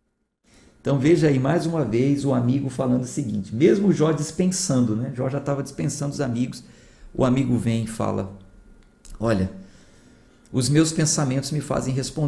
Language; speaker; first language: Portuguese; native; Portuguese